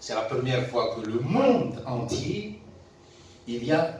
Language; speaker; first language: French; non-native, local second language; Arabic